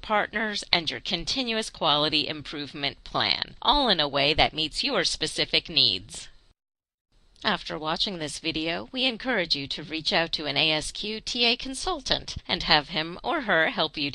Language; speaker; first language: English; native; English